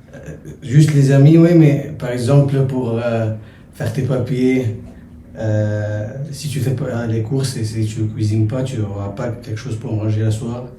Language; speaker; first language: French; non-native, local second language; Arabic